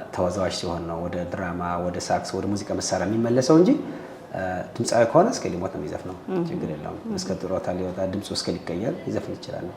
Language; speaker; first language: Amharic; non-native, local second language; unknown